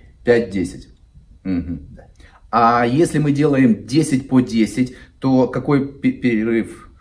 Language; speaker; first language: Russian; native; Russian